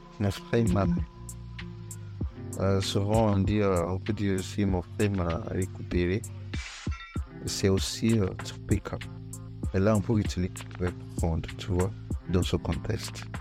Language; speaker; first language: French; non-native, fluent; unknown